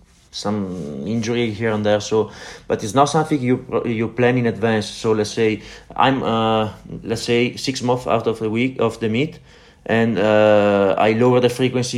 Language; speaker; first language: English; non-native, learner; Italian